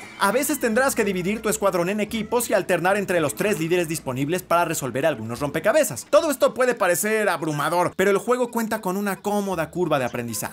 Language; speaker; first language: Spanish; native; Spanish